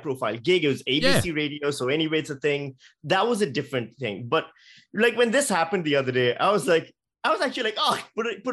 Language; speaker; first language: English; non-native, local second language; Urdu